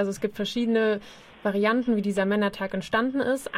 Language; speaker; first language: German; native; German